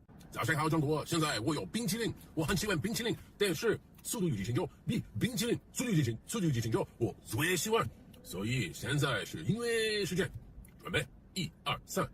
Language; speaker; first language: Chinese; non-native, learner; English